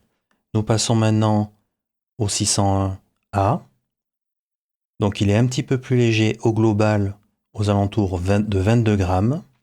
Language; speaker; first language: French; native; French